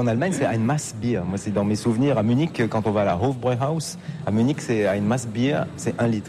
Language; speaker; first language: French; native; French